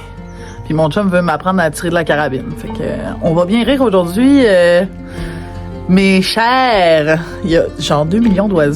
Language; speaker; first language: French; native; French